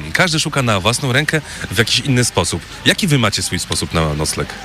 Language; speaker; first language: Polish; native; Polish